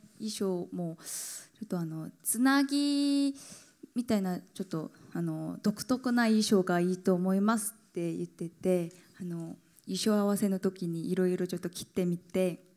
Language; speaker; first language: Japanese; non-native, fluent; Korean